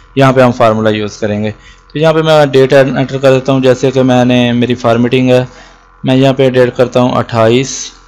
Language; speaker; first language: Urdu; non-native, local second language; Punjabi